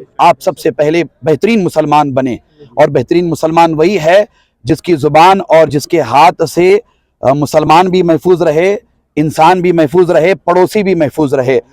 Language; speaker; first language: Urdu; native; Urdu